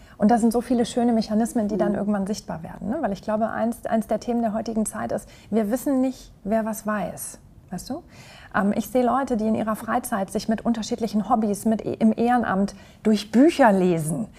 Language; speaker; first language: German; native; German